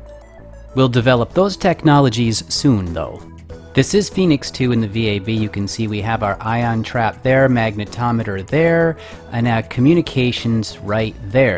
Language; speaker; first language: English; native; English